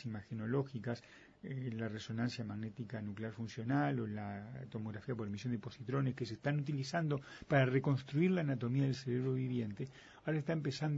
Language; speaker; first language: Spanish; native; Spanish